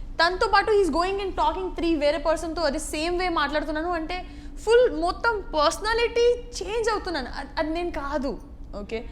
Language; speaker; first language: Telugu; non-native, learner; Gujarati